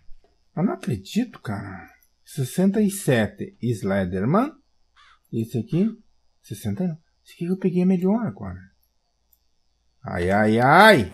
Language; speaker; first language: Portuguese; native; Portuguese